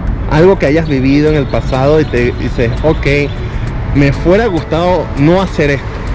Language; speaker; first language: Spanish; native; Spanish